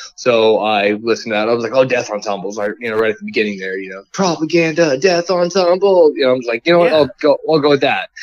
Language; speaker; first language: English; native; English